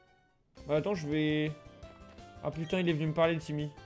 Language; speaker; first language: French; native; French